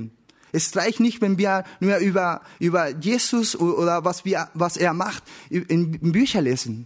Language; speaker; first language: German; non-native, learner; Spanish